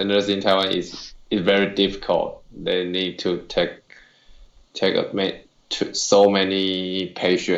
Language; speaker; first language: English; non-native, learner; Chinese